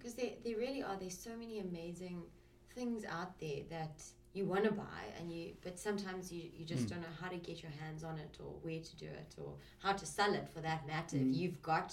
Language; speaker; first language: English; native; English